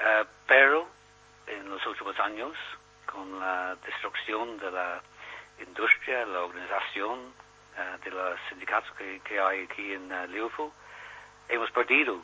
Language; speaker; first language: Spanish; non-native, learner; English